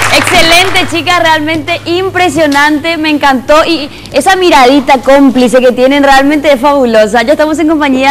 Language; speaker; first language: Spanish; native; Spanish